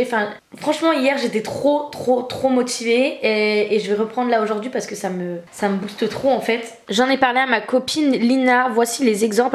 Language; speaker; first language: French; native; French